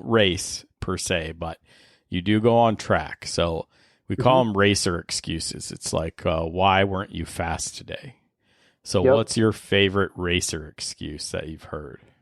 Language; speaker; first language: English; native; English